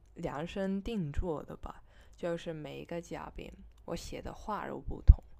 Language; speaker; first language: Chinese; non-native, local second language; Cantonese